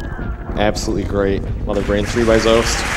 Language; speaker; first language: English; native; English